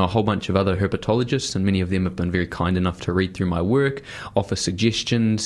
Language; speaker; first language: English; native; English